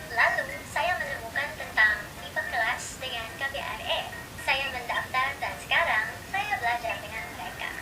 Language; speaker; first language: Indonesian; non-native, fluent; Filipino